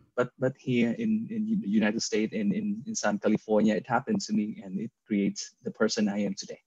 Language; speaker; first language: English; non-native, fluent; Vietnamese